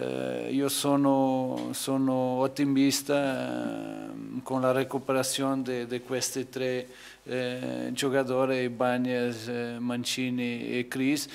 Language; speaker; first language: Italian; non-native, fluent; Portuguese